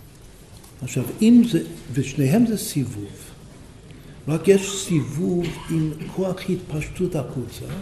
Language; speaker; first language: Hebrew; non-native, fluent; English